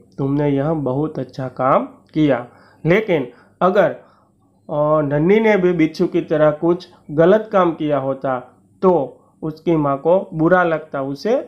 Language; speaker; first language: Hindi; non-native, local second language; Gujarati